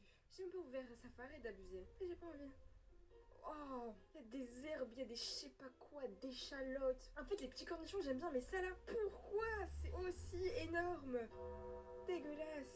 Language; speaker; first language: French; native; French